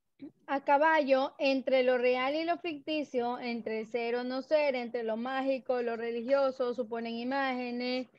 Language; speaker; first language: Spanish; native; Spanish